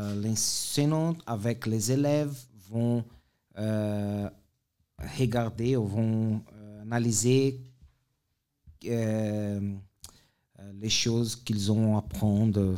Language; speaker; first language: French; non-native, fluent; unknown